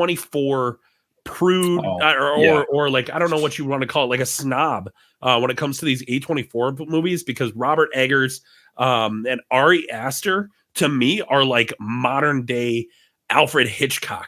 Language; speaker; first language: English; native; English